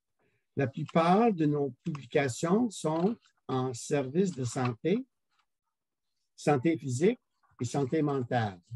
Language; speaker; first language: French; non-native, local second language; English